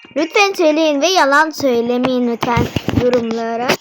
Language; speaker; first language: Turkish; non-native, fluent; Russian